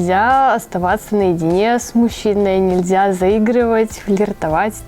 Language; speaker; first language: Russian; native; Russian